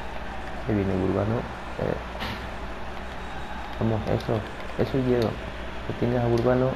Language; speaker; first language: Spanish; native; Spanish